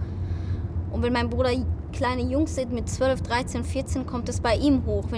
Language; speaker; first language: German; early bilingual, other home language; Persian